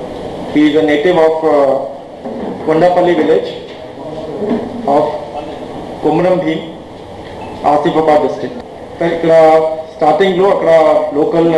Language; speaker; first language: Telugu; non-native, learner; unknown